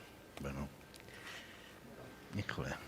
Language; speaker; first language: Spanish; native; Spanish